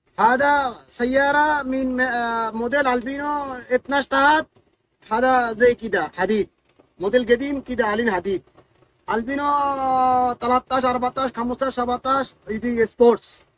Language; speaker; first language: Arabic; non-native, learner; Bangla